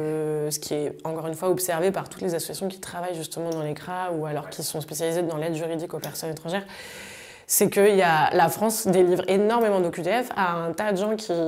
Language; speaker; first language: French; native; French